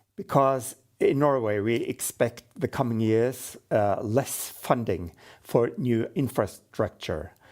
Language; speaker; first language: English; non-native, fluent; Norwegian